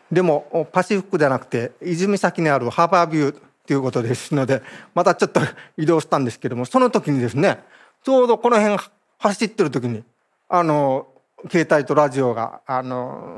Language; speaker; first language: Japanese; native; Japanese